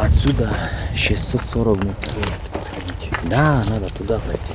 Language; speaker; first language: Russian; non-native, local second language; Tajik